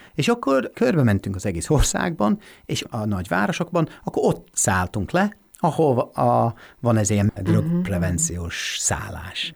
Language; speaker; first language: Hungarian; non-native, fluent; English